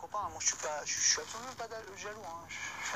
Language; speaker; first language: French; native; French